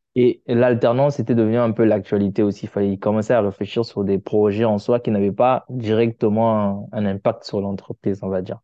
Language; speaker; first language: French; non-native, local second language; Lingala